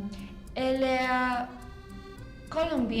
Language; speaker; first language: French; non-native, learner; Spanish